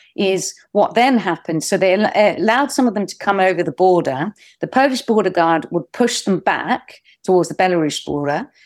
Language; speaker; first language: English; native; English